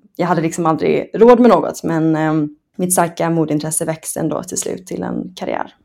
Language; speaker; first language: Swedish; early bilingual, other home language; Persian